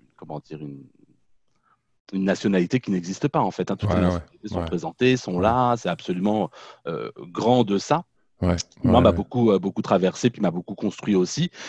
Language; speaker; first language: French; native; French